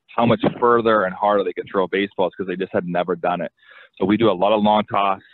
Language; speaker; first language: English; native; English